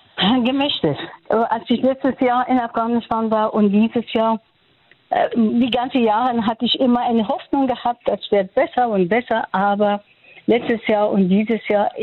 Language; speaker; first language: German; non-native, fluent; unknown